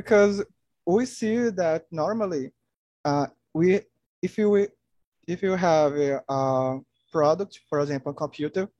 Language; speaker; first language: English; non-native, learner; Portuguese